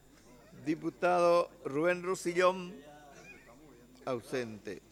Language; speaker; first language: Spanish; native; Spanish